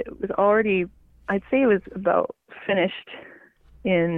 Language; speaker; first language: English; non-native, fluent; Cree